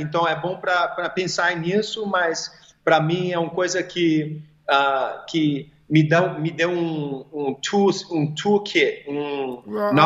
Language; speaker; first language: Portuguese; early bilingual, heritage; English